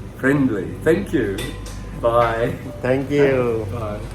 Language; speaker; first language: English; non-native, learner; Thai